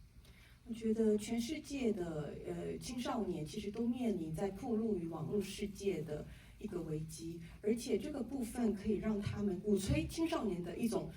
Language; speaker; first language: Chinese; native; Chinese